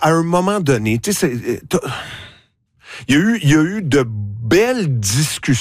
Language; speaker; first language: French; native; French